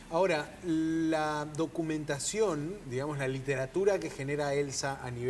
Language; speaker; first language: Spanish; native; Spanish